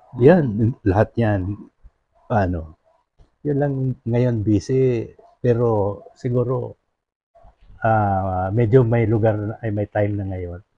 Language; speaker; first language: Filipino; non-native, local second language; Bikol